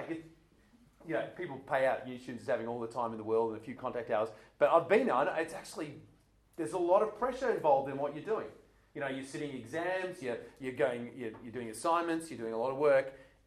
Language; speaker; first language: English; native; English